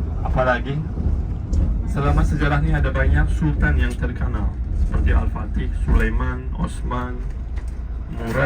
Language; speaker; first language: Indonesian; non-native, fluent; Turkish